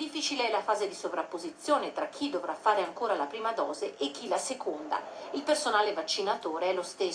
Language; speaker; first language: Italian; native; Italian